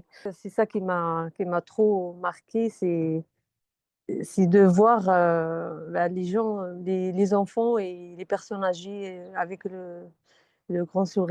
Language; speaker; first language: French; non-native, fluent; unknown